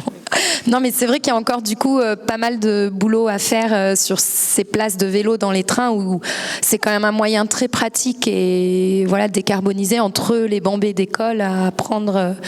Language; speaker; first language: French; native; French